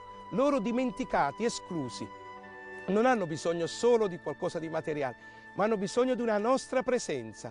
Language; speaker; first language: Italian; native; Italian